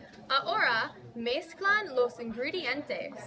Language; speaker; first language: Spanish; non-native, learner; English